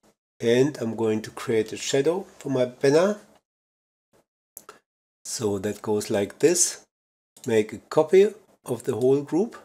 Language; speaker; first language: English; non-native, fluent; German